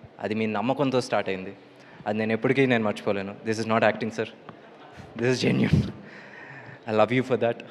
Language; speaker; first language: Telugu; native; Telugu